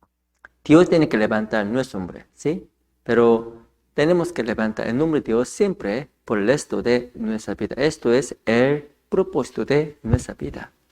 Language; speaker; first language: Spanish; non-native, fluent; Korean